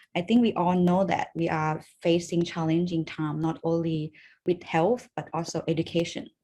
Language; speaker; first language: English; non-native, fluent; Thai